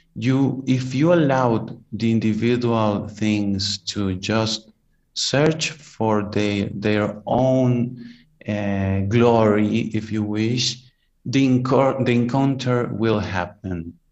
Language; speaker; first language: English; non-native, fluent; Spanish